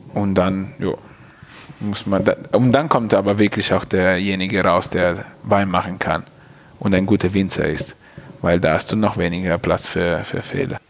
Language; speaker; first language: German; non-native, fluent; Italian